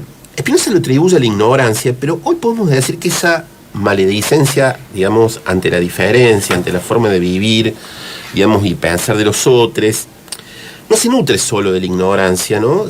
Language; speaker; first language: Spanish; native; Spanish